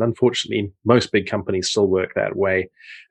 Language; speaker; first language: English; native; English